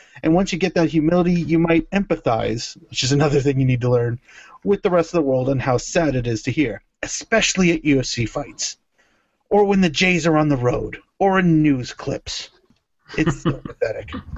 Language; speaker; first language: English; native; English